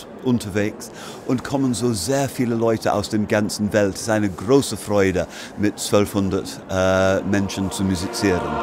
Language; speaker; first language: German; non-native, fluent; English